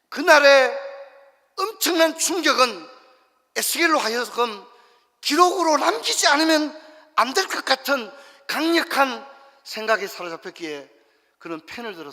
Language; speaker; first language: Korean; native; Korean